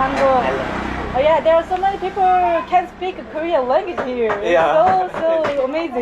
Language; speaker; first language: English; non-native, learner; Korean